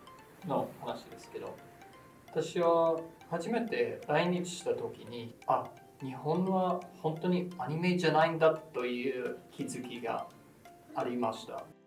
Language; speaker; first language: Japanese; non-native, fluent; English